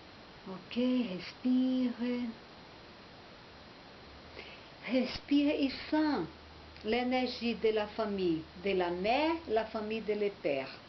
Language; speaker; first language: French; non-native, learner; Portuguese